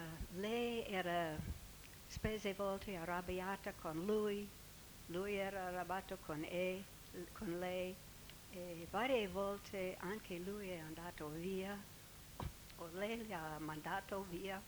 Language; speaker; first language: Italian; non-native, fluent; English